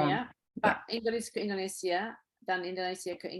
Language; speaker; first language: Indonesian; non-native, fluent; English